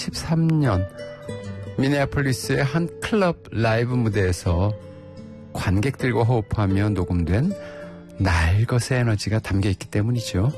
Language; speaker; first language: Korean; native; Korean